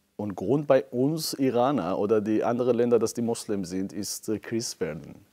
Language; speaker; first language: German; non-native, fluent; Persian